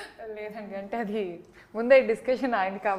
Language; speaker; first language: Telugu; non-native, local second language; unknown